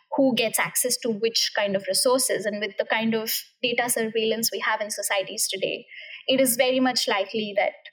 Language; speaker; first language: English; non-native, local second language; Hindi